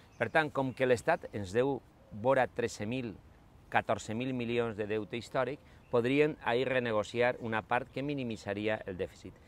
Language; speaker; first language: Catalan; non-native, local second language; Spanish